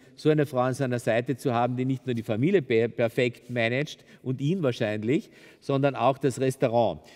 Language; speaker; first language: German; native; German